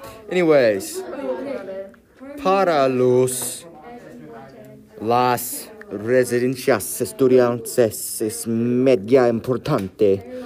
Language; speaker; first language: Spanish; non-native, learner; English